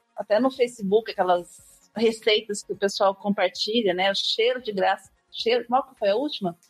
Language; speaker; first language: Portuguese; native; Portuguese